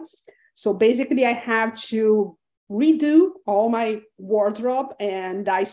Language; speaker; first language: English; non-native, fluent; Portuguese